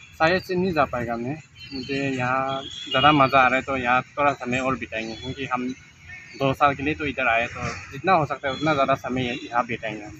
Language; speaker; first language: Hindi; non-native, local second language; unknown